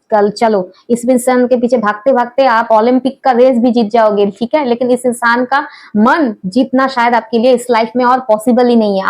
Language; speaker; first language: Hindi; non-native, local second language; Bangla